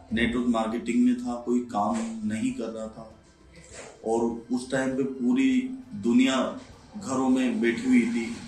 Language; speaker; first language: Hindi; native; Hindi